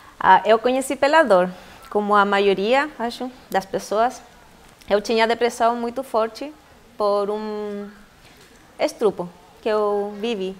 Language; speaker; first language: Portuguese; non-native, fluent; Spanish